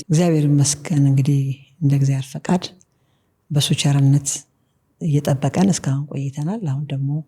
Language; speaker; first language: Amharic; native; Amharic